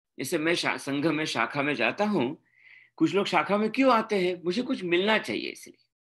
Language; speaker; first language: Hindi; non-native, local second language; Marathi